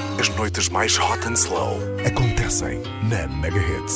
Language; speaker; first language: Portuguese; native; Portuguese